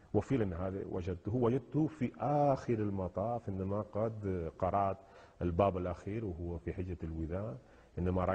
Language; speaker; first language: Arabic; non-native, fluent; Spanish